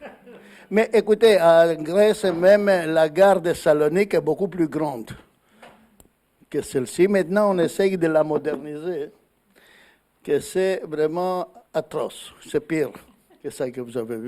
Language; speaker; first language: French; non-native, fluent; Greek